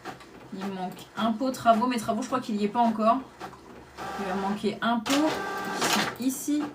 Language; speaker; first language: French; native; French